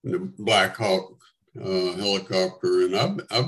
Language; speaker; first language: English; native; English